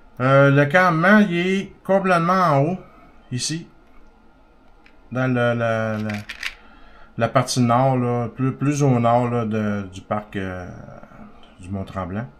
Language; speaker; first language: French; native; French